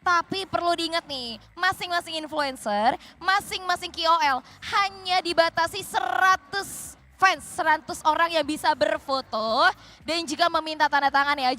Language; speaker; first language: Indonesian; native; Indonesian